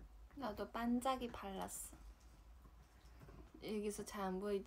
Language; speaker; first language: Korean; non-native, fluent; Chinese